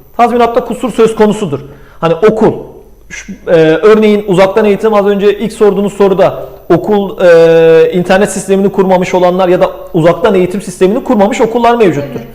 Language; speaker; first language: Turkish; native; Turkish